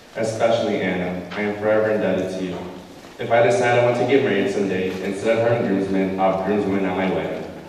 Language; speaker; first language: English; early bilingual, other home language; Spanish